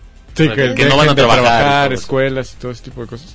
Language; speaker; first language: Spanish; native; Spanish